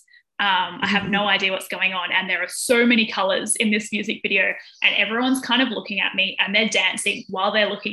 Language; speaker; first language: English; native; English